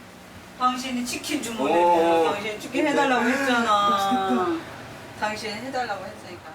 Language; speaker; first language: Korean; native; Korean